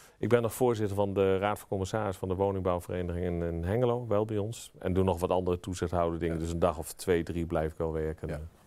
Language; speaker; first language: Dutch; native; Dutch